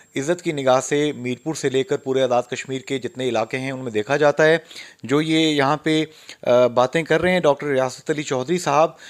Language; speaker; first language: Urdu; non-native, local second language; Pahari-Potwari